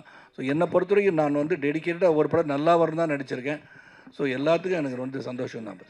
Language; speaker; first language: Tamil; native; Tamil